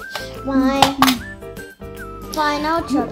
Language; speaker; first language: English; native; English